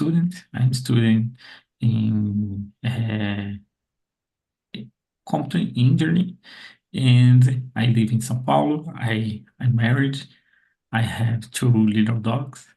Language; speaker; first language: English; non-native, learner; Portuguese